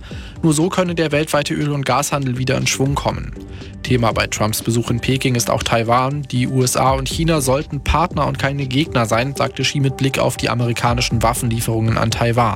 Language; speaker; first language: German; native; German